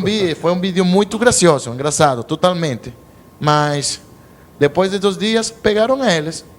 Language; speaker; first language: Portuguese; non-native, learner; Spanish